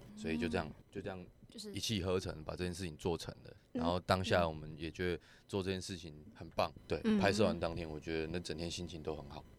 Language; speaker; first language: Chinese; non-native, local second language; Min Nan Chinese